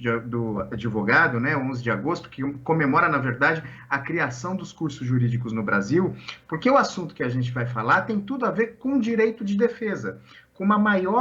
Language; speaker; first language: Portuguese; native; Portuguese